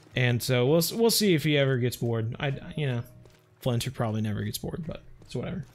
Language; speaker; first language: English; native; English